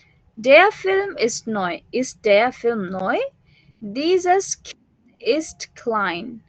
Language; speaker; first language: German; non-native, learner; Urdu